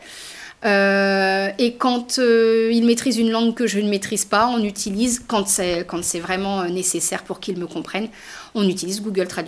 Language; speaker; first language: French; native; French